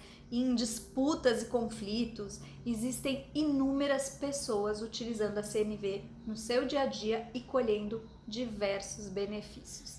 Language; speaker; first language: Portuguese; native; Portuguese